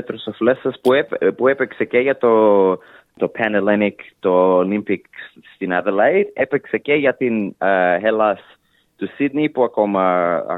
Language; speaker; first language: Greek; early bilingual, heritage; English